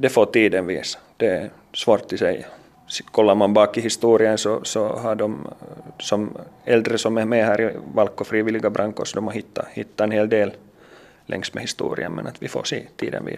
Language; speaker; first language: Swedish; native; Swedish